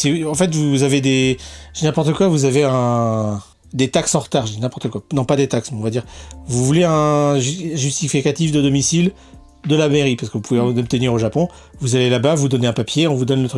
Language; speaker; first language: French; native; French